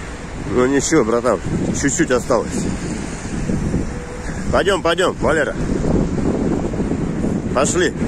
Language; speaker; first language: Russian; native; Russian